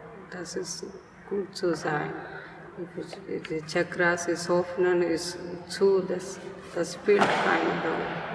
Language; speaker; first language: German; non-native, learner; Telugu